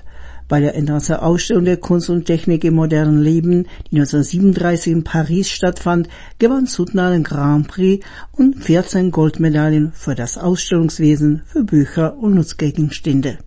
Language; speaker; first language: German; native; German